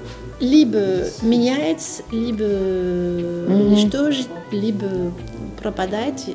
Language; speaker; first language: Russian; non-native, learner; French